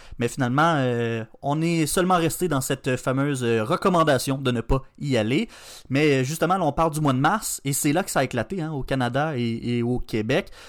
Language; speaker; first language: French; native; French